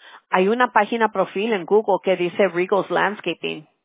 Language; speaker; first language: Spanish; early bilingual, heritage; Spanish